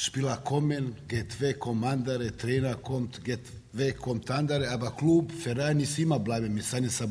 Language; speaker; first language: German; non-native, learner; Serbian